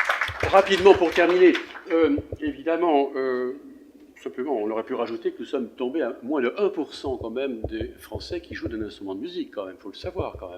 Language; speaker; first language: French; native; French